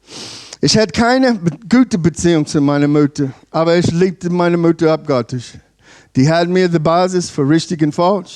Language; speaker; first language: German; non-native, learner; English